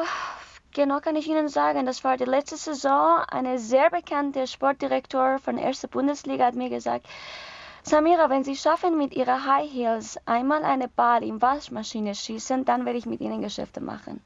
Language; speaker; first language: German; non-native, learner; Persian